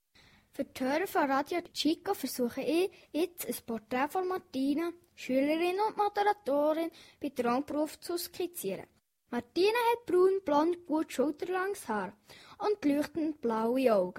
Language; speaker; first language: German; native; German